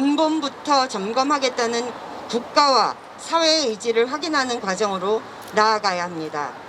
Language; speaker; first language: Korean; native; Korean